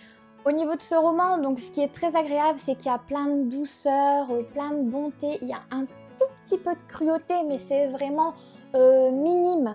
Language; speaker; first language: French; native; French